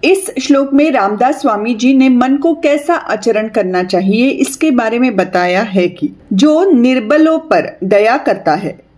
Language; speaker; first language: Hindi; non-native, local second language; Marathi